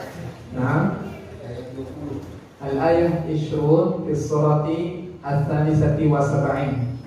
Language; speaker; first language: Arabic; non-native, learner; Indonesian